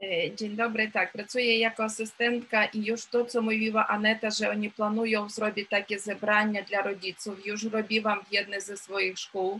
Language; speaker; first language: Polish; non-native, fluent; Ukrainian